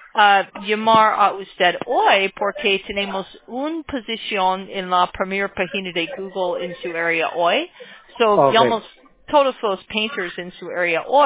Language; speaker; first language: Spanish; non-native, learner; English